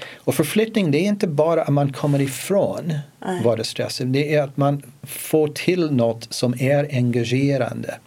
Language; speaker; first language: Swedish; non-native, fluent; English